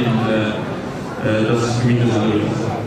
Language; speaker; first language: German; non-native, fluent; Dutch